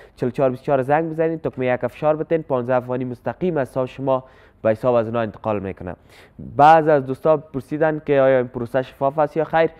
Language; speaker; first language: Persian; native; Persian